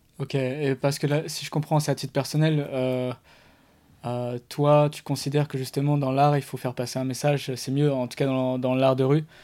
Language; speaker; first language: French; native; French